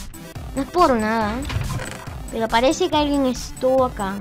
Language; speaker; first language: Spanish; native; Spanish